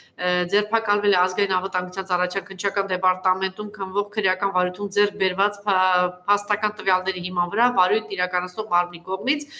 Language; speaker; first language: Armenian; native; Armenian